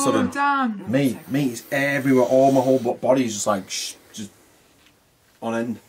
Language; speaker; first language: English; native; English